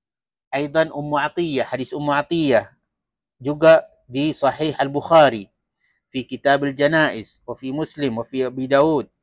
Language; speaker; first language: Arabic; non-native, fluent; Malay